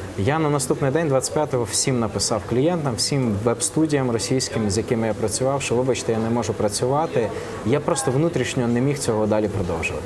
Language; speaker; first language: Ukrainian; non-native, local second language; Russian